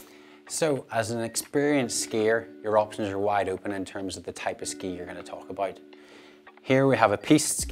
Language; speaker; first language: English; native; English